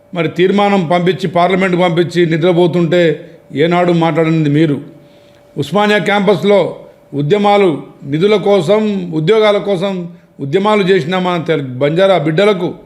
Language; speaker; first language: Telugu; non-native, local second language; Lambadi